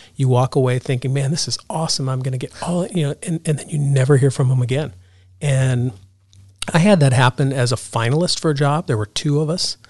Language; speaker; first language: English; native; English